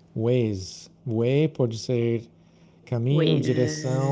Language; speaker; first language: Portuguese; non-native, fluent; English